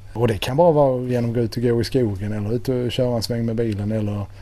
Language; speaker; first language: Swedish; native; Swedish